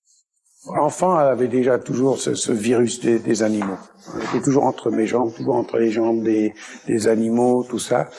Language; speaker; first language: French; native; French